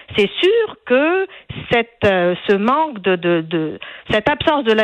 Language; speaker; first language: French; non-native, local second language; Arabic